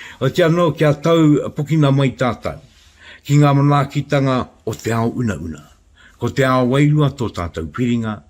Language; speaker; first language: Māori; native; Māori